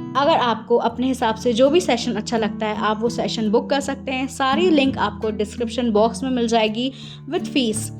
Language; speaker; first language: Hindi; native; Hindi